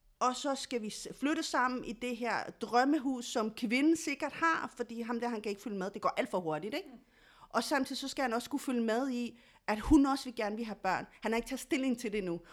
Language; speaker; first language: Danish; early bilingual, other home language; Spanish